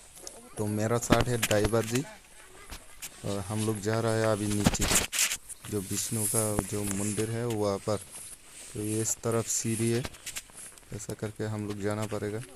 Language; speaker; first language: Hindi; non-native, local second language; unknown